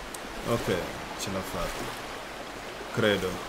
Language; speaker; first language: Italian; early bilingual, heritage; Italian